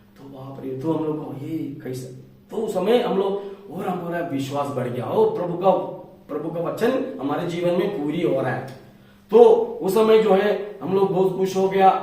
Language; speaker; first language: Hindi; non-native, local second language; Malayalam